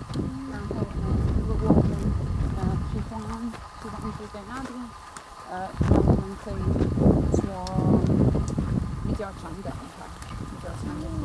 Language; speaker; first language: Chinese; non-native, fluent; Spanish